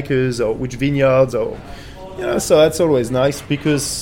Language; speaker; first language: English; non-native, fluent; French